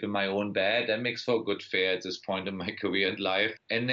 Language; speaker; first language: English; non-native, fluent; German